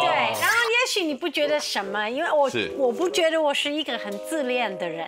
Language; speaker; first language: Chinese; non-native, fluent; Korean